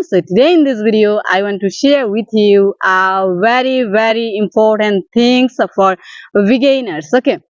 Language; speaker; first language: English; non-native, learner; Bangla